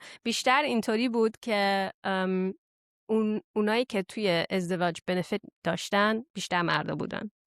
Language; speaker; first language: Persian; early bilingual, heritage; Persian